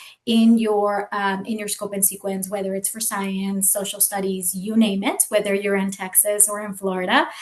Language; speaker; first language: English; native; English